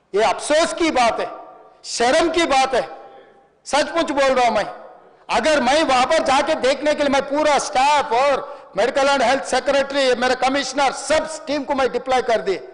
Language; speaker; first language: Hindi; non-native, local second language; Telugu